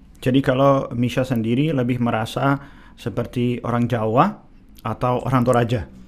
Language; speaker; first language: Indonesian; non-native, fluent; Czech